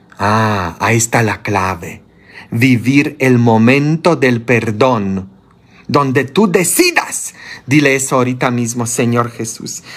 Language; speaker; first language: Spanish; non-native, fluent; Polish